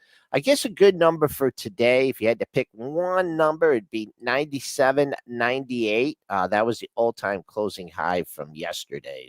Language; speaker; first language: English; native; English